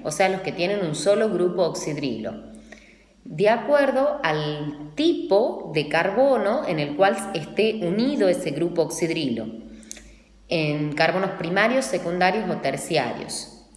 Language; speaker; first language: Spanish; native; Spanish